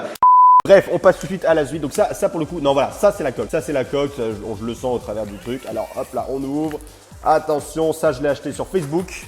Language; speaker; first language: French; native; French